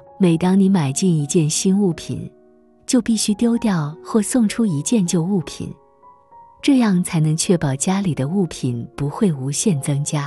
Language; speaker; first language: Chinese; native; Chinese